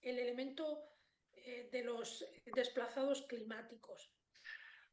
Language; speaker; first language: Spanish; native; Spanish